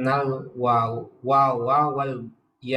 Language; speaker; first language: Arabic; non-native, learner; Indonesian